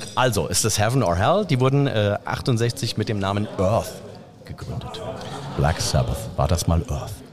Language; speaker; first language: German; native; German